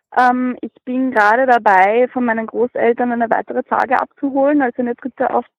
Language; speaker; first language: German; native; German